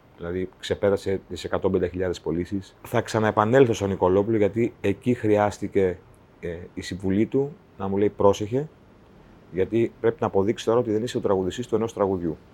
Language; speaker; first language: Greek; native; Greek